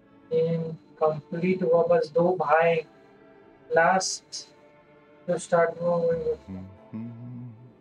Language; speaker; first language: English; non-native, local second language; Hindi